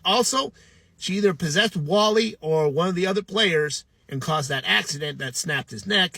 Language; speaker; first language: English; native; English